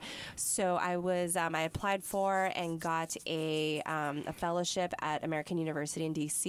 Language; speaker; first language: English; native; English